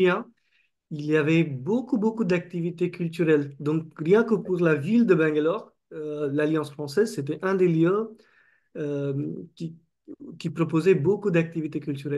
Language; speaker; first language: French; non-native, fluent; Marathi